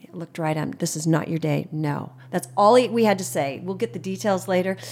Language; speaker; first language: English; native; English